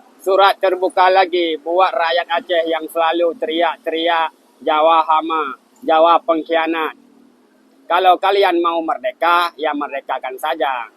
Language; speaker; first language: Indonesian; non-native, local second language; Achinese